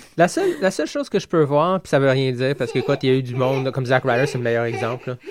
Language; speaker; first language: French; native; French